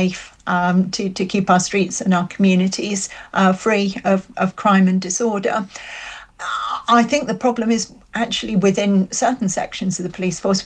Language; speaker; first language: English; native; English